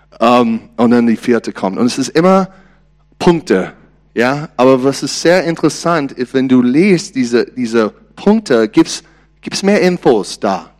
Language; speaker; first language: German; non-native, learner; English